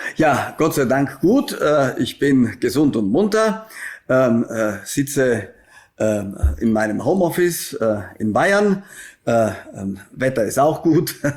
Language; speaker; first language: German; native; German